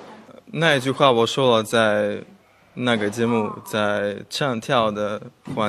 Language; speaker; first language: Chinese; non-native, fluent; Russian